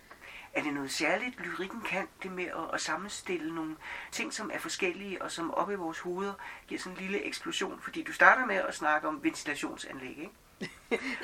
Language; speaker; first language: Danish; native; Danish